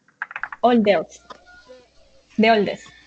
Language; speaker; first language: English; non-native, learner; Spanish